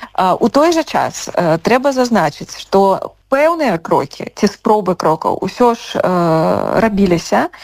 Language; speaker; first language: Belarusian; native; Belarusian